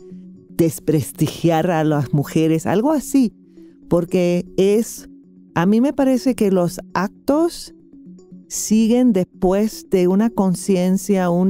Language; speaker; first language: Spanish; non-native, fluent; English